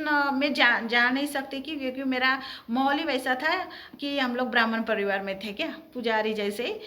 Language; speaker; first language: Hindi; early bilingual, heritage; Hindi